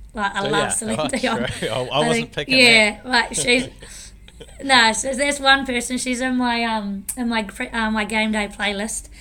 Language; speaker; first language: English; native; English